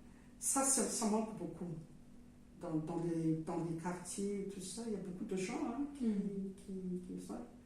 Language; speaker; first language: French; non-native, local second language; Malagasy